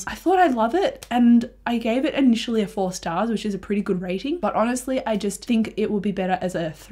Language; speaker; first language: English; native; English